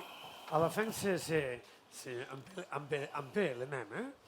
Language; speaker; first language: French; non-native, learner; Catalan